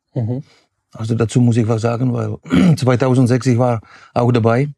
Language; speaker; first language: German; non-native, fluent; Czech